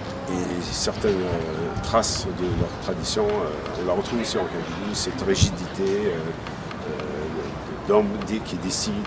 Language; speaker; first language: French; non-native, local second language; Kabyle